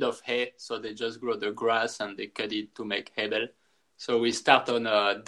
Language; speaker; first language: English; non-native, fluent; French